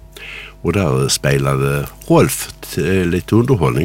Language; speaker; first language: Swedish; native; Swedish